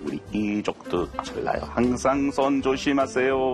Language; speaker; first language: Korean; non-native, fluent; English